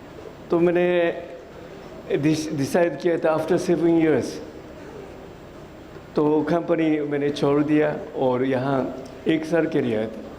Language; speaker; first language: Hindi; non-native, fluent; Japanese